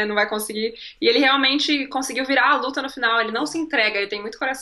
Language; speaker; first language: Portuguese; native; Portuguese